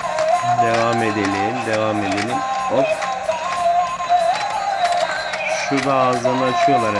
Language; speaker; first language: Turkish; native; Turkish